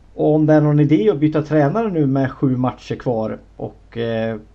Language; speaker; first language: Swedish; native; Swedish